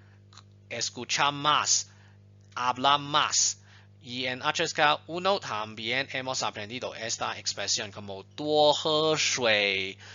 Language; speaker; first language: Spanish; non-native, fluent; Chinese